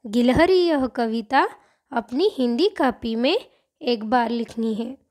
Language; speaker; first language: Hindi; non-native, local second language; Marathi